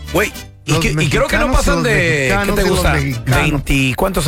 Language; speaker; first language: Spanish; native; Spanish